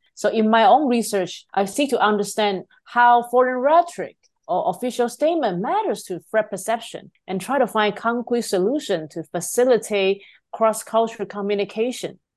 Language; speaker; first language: English; non-native, fluent; Chinese